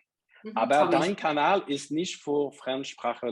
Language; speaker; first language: German; non-native, learner; French